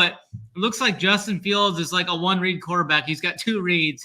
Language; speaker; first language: English; native; English